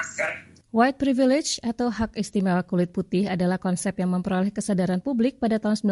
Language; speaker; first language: Indonesian; native; Indonesian